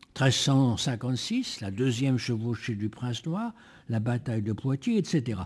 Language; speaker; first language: French; native; French